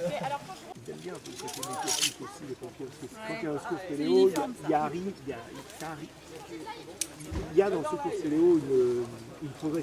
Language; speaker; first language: French; native; French